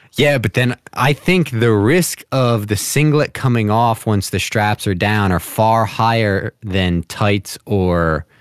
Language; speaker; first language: English; native; English